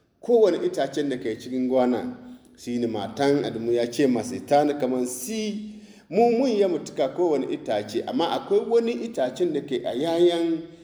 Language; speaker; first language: Hausa; non-native, local second language; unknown